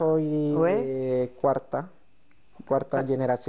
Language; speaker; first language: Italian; non-native, learner; Spanish